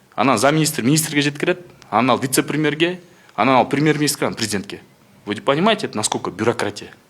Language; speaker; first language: Russian; non-native, local second language; Kyrgyz